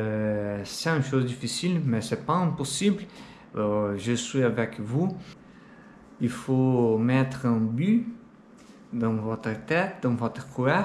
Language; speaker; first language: French; non-native, learner; Portuguese